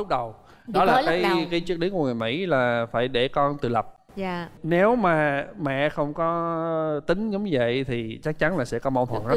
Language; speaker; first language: Vietnamese; non-native, fluent; English